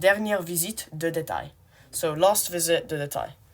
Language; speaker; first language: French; non-native, learner; English